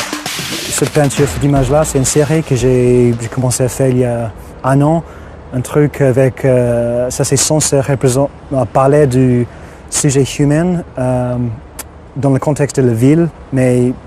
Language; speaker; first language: French; non-native, fluent; English